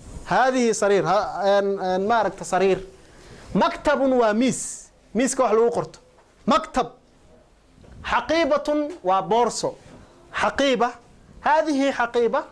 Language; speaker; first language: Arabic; non-native, local second language; Somali